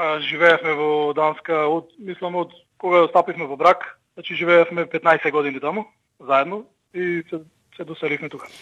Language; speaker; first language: Macedonian; early bilingual, heritage; Macedonian